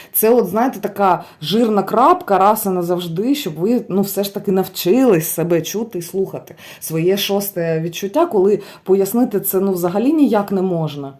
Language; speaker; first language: Ukrainian; non-native, local second language; Russian